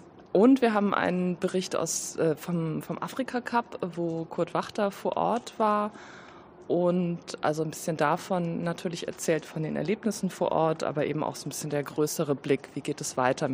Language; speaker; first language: German; native; German